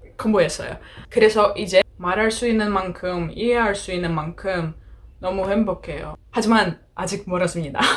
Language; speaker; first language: Korean; non-native, learner; Greek